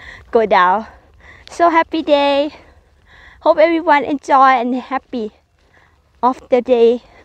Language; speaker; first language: English; non-native, learner; Thai